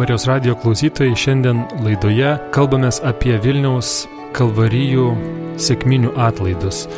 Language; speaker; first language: Lithuanian; native; Lithuanian